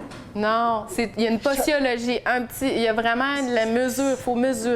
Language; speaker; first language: French; native; French